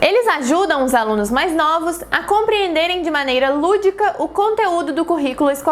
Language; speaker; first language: Portuguese; native; Portuguese